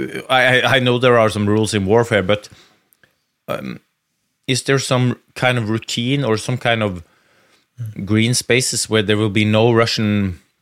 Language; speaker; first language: English; non-native, fluent; Norwegian